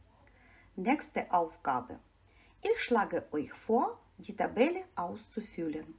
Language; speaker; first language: German; non-native, fluent; Ukrainian